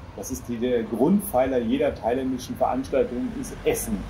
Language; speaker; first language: German; native; German